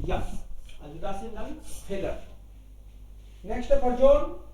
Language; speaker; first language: German; non-native, fluent; Hindi